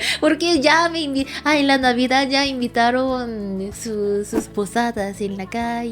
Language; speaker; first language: Spanish; non-native, learner; Korean